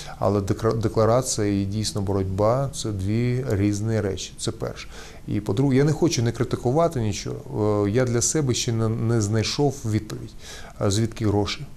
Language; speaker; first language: Ukrainian; non-native, local second language; Russian